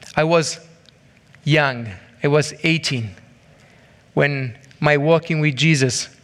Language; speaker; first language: English; non-native, learner; Italian